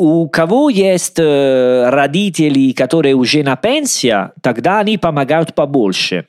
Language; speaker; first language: Russian; non-native, learner; Italian